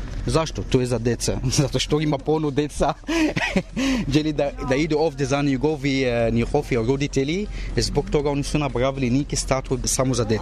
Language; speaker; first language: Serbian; non-native, learner; Arabic